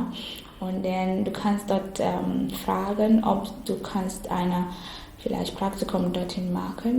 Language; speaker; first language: German; non-native, learner; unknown